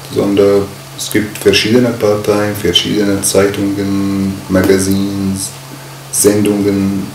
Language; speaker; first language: German; non-native, fluent; Arabic